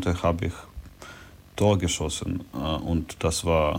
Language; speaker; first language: German; non-native, learner; Ukrainian